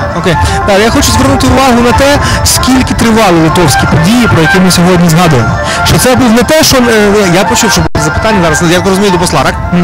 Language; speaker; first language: Ukrainian; native; Ukrainian